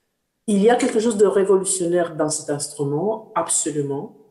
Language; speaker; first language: French; non-native, fluent; Italian